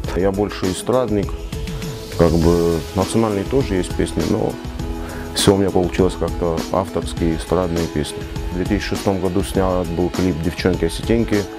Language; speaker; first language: Russian; non-native, local second language; Ossetic